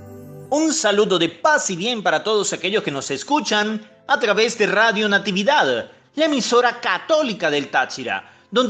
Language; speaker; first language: Spanish; native; Spanish